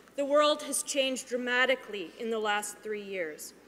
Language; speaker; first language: English; native; English